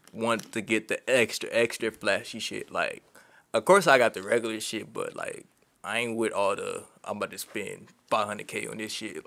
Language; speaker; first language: English; native; English